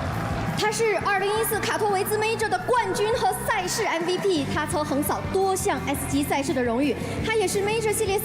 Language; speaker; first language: Chinese; native; Chinese